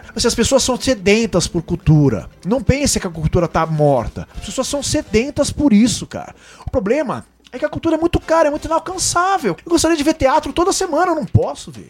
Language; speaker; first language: Portuguese; native; Portuguese